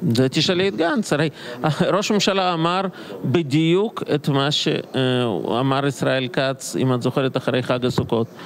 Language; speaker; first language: Hebrew; non-native, fluent; Russian